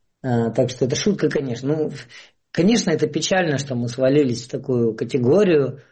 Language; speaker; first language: Russian; native; Russian